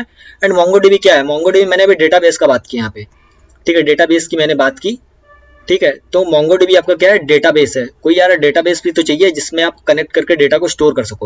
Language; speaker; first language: Hindi; native; Hindi